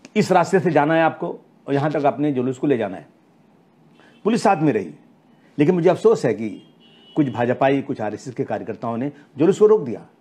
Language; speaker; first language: Hindi; native; Hindi